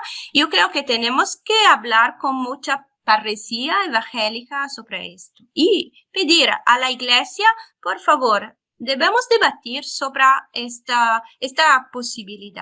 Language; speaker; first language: Spanish; non-native, fluent; Italian